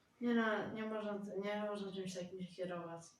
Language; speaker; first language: Polish; native; Polish